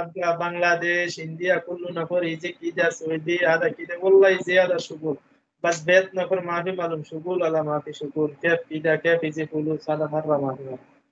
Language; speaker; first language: Arabic; non-native, learner; Bangla